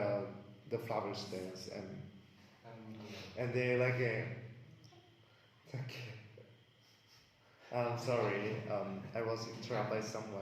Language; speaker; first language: English; non-native, learner; Thai